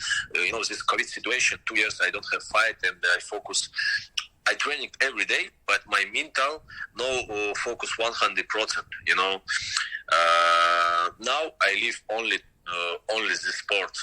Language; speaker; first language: English; non-native, learner; Russian